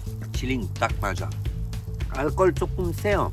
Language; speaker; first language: Korean; non-native, learner; French